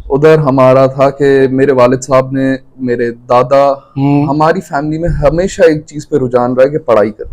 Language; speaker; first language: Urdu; non-native, local second language; Sindhi